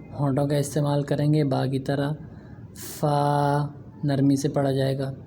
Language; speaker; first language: Urdu; native; Urdu